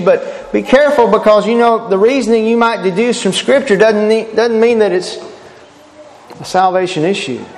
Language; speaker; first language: English; native; English